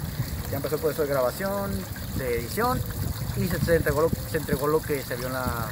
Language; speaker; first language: Spanish; native; Spanish